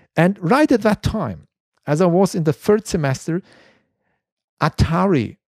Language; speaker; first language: English; non-native, fluent; German